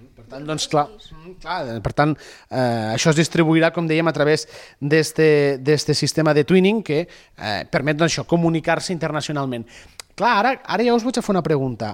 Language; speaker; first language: Catalan; native; Catalan